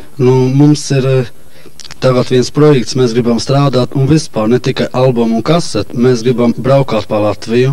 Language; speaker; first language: Latvian; non-native, local second language; Romany